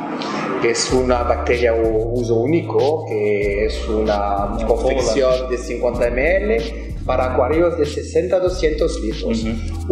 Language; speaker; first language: Spanish; non-native, fluent; French